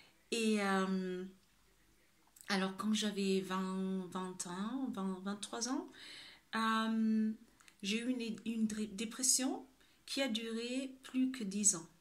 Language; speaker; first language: French; non-native, fluent; Spanish